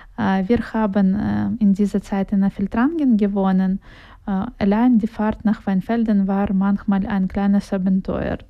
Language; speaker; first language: German; non-native, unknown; Russian